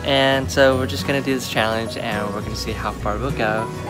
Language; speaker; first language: English; native; English